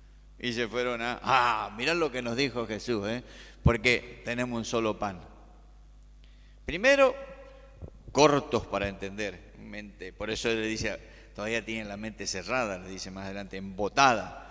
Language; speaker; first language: Spanish; native; Spanish